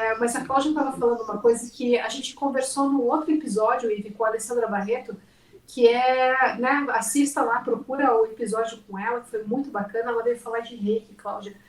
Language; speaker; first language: Portuguese; native; Portuguese